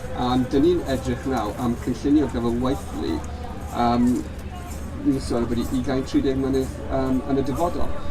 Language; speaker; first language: Welsh; non-native, local second language; English